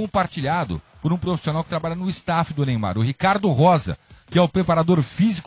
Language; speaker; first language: Portuguese; native; Portuguese